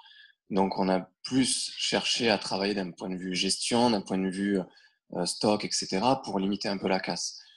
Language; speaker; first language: French; native; French